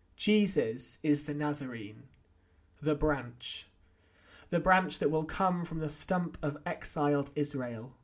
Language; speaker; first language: English; native; English